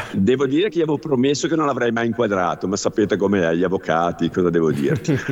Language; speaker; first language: Italian; native; Italian